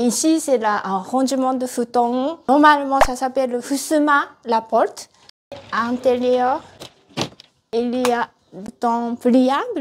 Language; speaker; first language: French; non-native, learner; Japanese